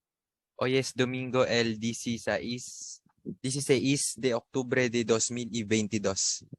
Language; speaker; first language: Spanish; non-native, learner; Filipino